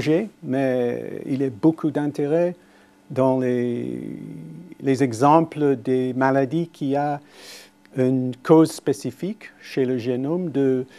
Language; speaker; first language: French; non-native, fluent; English